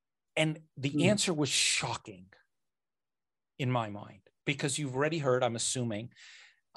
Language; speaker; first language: English; native; English